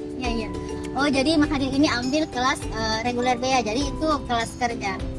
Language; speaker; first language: Indonesian; native; Indonesian